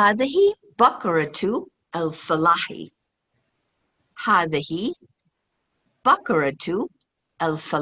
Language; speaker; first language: Arabic; non-native, fluent; English